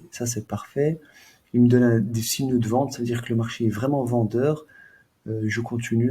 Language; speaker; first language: French; native; French